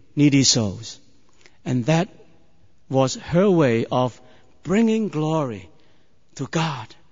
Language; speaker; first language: English; non-native, fluent; Chinese